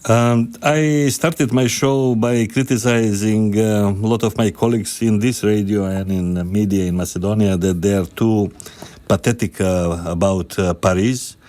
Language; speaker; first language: English; non-native, fluent; Macedonian